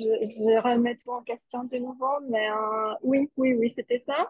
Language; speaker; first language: French; non-native, fluent; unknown